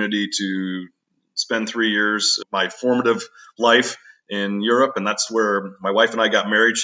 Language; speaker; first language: English; native; English